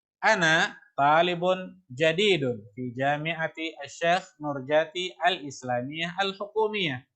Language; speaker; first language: Arabic; non-native, fluent; Indonesian